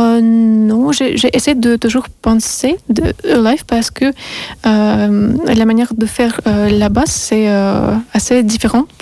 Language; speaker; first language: French; non-native, learner; Russian